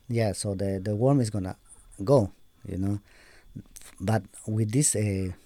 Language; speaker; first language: English; non-native, learner; Spanish